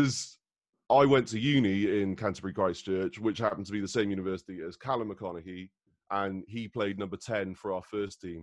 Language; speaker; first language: English; native; English